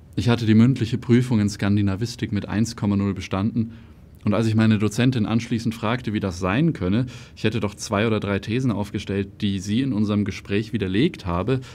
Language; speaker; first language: German; native; German